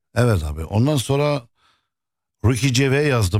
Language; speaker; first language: Turkish; non-native, fluent; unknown